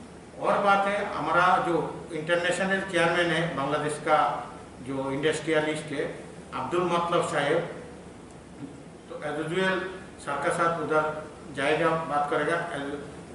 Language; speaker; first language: Hindi; non-native, local second language; Bangla